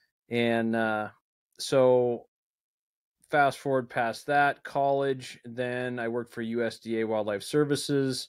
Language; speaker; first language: English; native; English